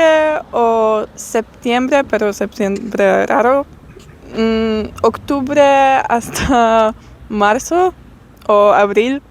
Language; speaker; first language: Spanish; non-native, learner; Polish